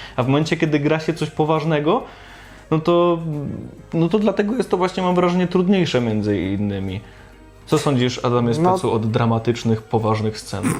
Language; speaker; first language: Polish; native; Polish